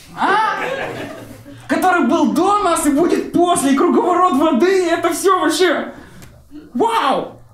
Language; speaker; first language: Russian; native; Russian